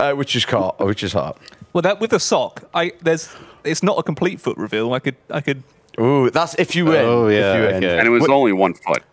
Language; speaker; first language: English; native; English